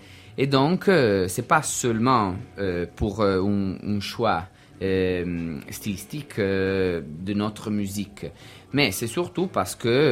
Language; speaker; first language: French; non-native, learner; Italian